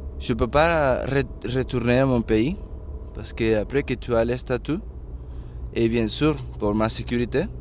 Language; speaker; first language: French; non-native, fluent; Spanish